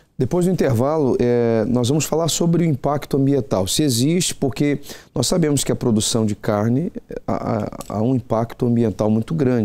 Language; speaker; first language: Portuguese; native; Portuguese